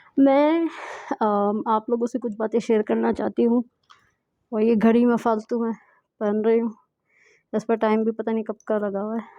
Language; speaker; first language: Urdu; native; Urdu